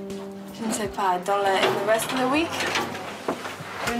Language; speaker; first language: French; non-native, fluent; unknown